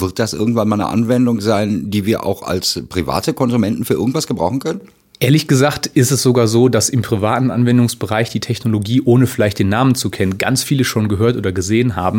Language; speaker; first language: German; native; German